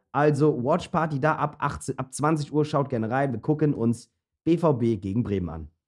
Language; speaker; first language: German; early bilingual, other home language; Turkish